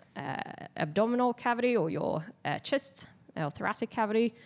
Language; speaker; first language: English; non-native, fluent; Swedish